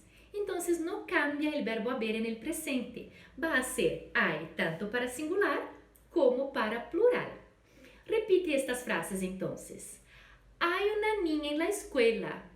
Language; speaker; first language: Spanish; non-native, fluent; Portuguese